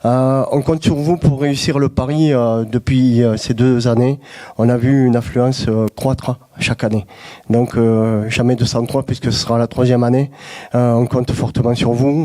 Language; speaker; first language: French; native; French